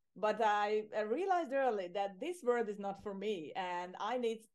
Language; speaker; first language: English; non-native, fluent; Hungarian